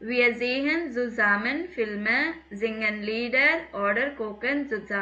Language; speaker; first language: German; non-native, learner; Tamil